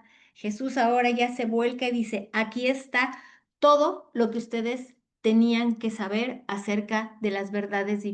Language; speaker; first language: Spanish; native; Spanish